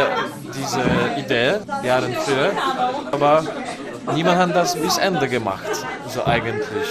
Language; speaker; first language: German; non-native, learner; Polish